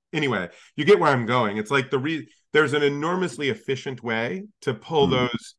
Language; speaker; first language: English; native; English